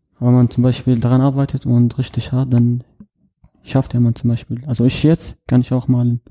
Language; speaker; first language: German; non-native, learner; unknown